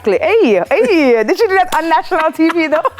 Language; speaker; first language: English; native; English